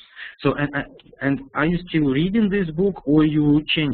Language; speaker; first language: English; non-native, fluent; Russian